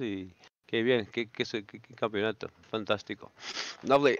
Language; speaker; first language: Spanish; native; Spanish